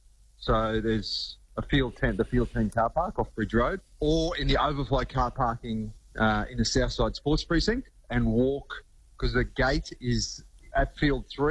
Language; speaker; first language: English; native; English